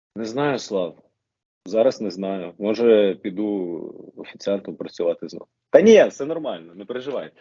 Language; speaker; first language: Ukrainian; non-native, local second language; Russian